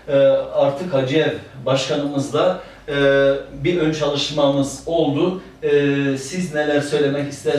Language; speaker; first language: Turkish; native; Turkish